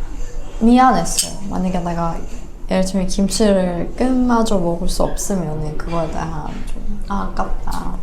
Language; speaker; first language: Korean; non-native, fluent; Persian